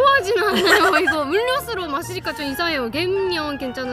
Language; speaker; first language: Korean; non-native, learner; Cantonese